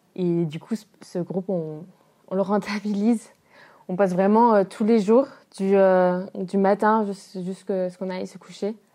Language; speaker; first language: French; native; French